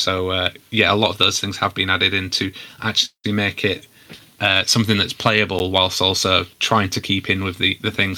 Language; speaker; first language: English; native; English